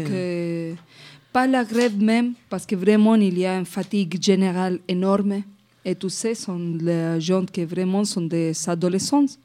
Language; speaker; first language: French; non-native, fluent; Spanish